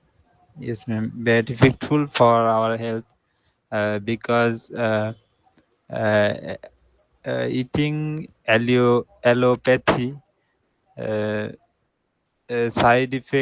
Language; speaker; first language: English; non-native, learner; Bangla